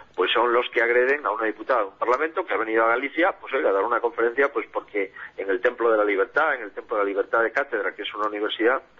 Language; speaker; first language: Spanish; native; Spanish